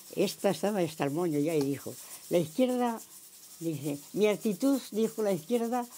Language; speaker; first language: Spanish; native; Spanish